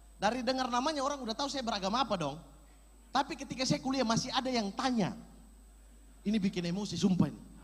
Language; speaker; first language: Indonesian; native; Indonesian